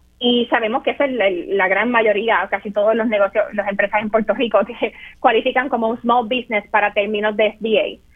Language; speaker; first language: Spanish; native; Spanish